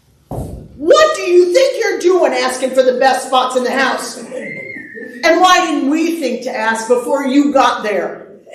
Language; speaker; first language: English; native; English